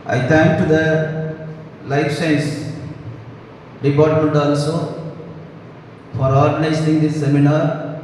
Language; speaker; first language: English; non-native, local second language; Tamil